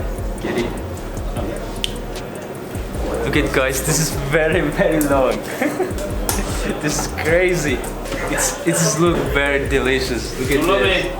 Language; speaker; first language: English; non-native, learner; Turkish